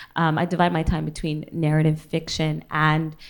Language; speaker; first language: English; native; English